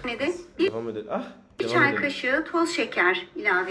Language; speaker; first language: Turkish; native; Turkish